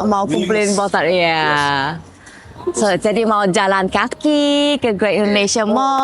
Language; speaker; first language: Indonesian; early bilingual, heritage; Indonesian